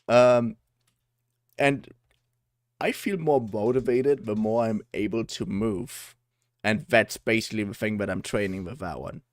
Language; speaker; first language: English; non-native, fluent; German